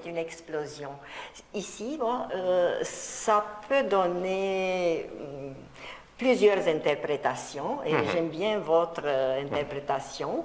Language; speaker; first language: French; non-native, fluent; Romanian